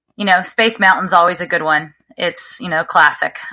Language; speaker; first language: English; native; English